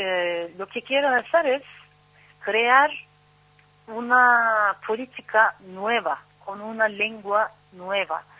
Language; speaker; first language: Spanish; non-native, learner; Turkish